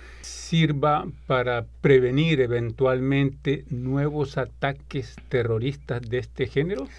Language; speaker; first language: Spanish; native; Spanish